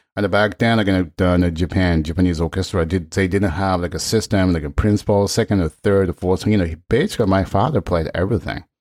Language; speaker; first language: English; non-native, fluent; Japanese